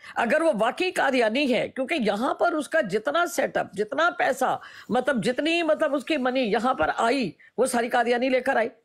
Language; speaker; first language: Urdu; non-native, local second language; Punjabi